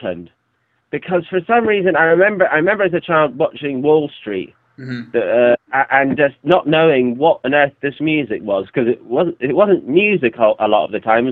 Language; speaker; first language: English; native; English